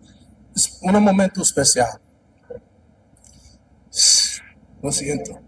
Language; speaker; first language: Spanish; non-native, learner; English